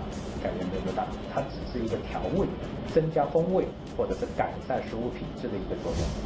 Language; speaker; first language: Chinese; native; Chinese